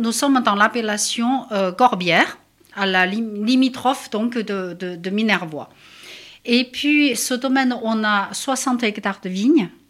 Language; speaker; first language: French; non-native, fluent; Chinese